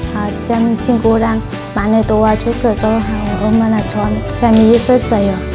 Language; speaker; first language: Korean; non-native, learner; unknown